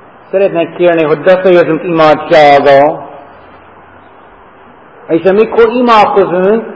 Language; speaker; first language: Hungarian; non-native, fluent; English